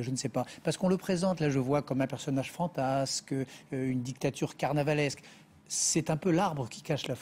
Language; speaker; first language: French; native; French